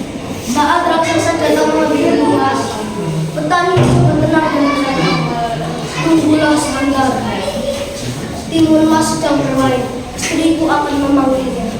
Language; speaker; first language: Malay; non-native, local second language; Javanese